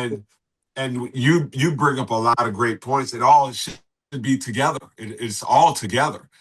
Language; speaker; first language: English; native; English